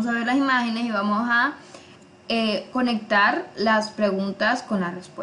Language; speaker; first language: Spanish; native; Spanish